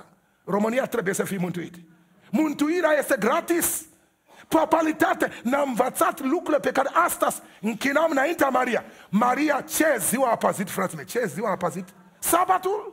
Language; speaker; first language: Romanian; non-native, learner; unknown